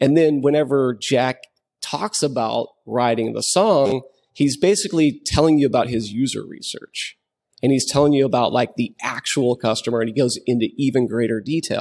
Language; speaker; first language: English; native; English